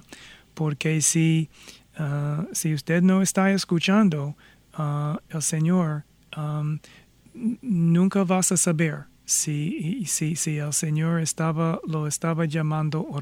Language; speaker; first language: Spanish; non-native, fluent; English